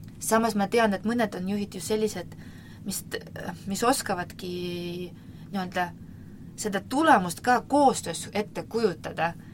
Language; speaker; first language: Estonian; non-native, local second language; Russian